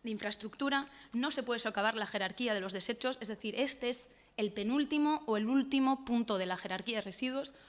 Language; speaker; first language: Spanish; native; Spanish